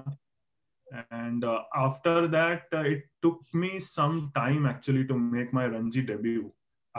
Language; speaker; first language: English; non-native, local second language; Marathi